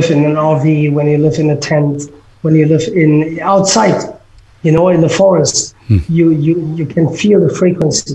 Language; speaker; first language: English; non-native, fluent; German